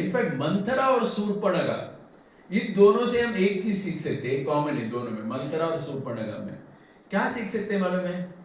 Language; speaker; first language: Hindi; non-native, local second language; Tamil